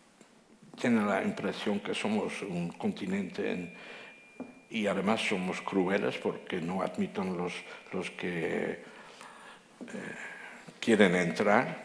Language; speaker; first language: Spanish; non-native, fluent; Dutch